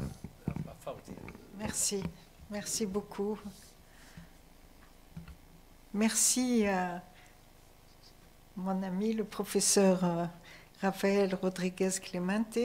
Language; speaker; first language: French; non-native, local second language; Arabic